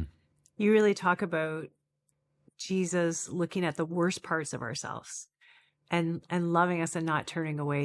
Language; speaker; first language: English; native; English